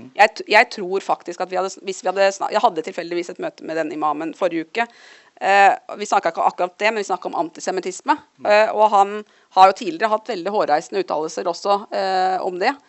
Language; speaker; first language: Norwegian; early bilingual, other home language; Urdu